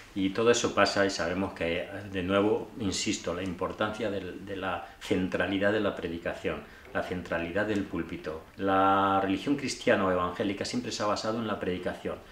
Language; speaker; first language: Spanish; native; Spanish